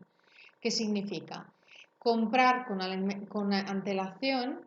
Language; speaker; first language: Spanish; non-native, fluent; Italian